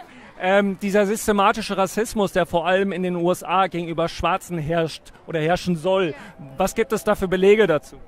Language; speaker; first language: German; native; German